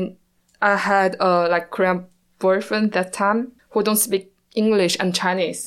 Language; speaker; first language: English; non-native, learner; Chinese